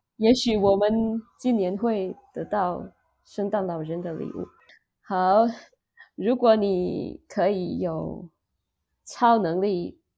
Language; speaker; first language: Chinese; non-native, learner; Indonesian